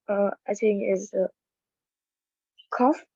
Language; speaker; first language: English; non-native, learner; Vietnamese